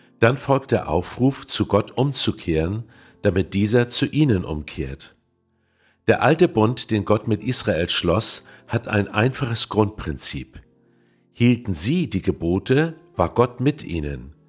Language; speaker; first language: German; native; German